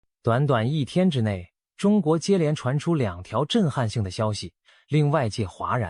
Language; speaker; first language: Chinese; native; Chinese